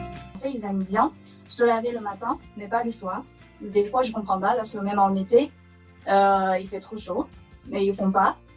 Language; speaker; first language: French; non-native, fluent; Chinese